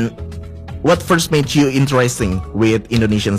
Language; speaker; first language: English; non-native, fluent; Indonesian